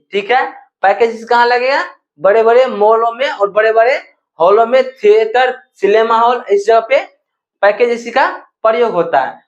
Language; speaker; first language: Hindi; native; Hindi